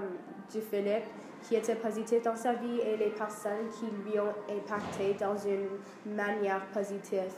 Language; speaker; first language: French; non-native, learner; English